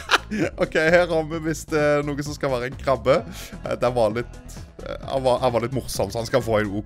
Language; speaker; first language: Norwegian; native; Norwegian